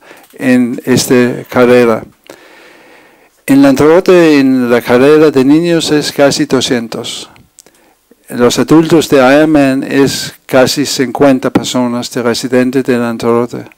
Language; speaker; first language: Spanish; non-native, fluent; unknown